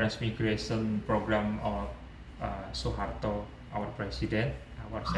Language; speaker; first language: English; non-native, learner; Indonesian